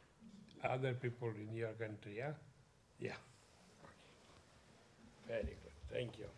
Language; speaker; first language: English; non-native, learner; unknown